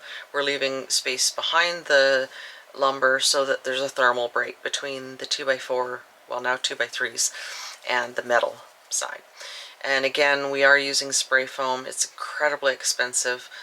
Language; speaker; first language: English; native; English